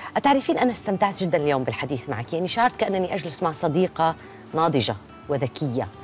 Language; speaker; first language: Arabic; native; Arabic